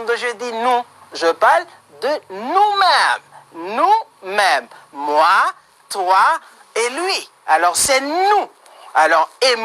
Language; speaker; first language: French; non-native, fluent; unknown